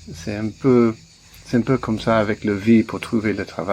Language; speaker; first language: French; non-native, learner; English